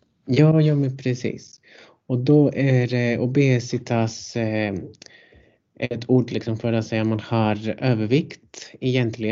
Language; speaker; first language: Swedish; non-native, fluent; Greek